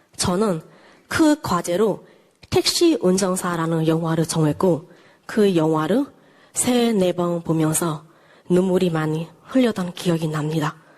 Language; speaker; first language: Korean; non-native, fluent; Burmese